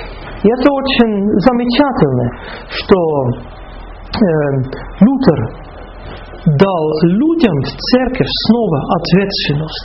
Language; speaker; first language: Russian; non-native, fluent; Dutch